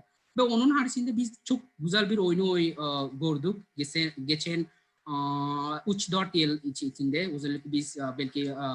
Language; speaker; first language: Turkish; non-native, fluent; Bangla